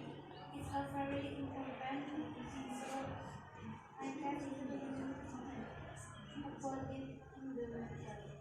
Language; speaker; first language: English; non-native, learner; Indonesian